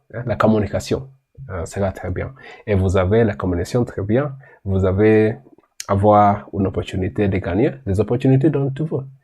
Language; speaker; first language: French; non-native, learner; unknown